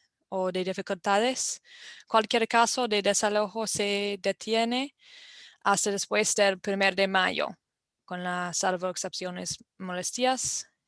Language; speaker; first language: Spanish; non-native, fluent; English